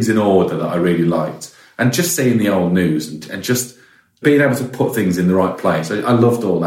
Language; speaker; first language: English; native; English